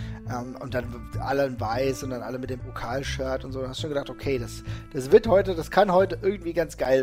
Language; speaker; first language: German; native; German